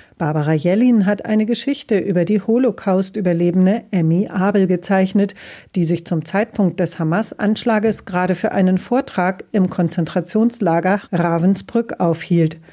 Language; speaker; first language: German; native; German